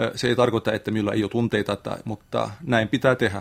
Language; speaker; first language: Finnish; non-native, fluent; Arabic